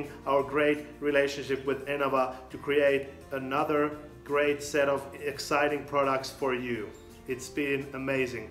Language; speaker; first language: English; non-native, fluent; Finnish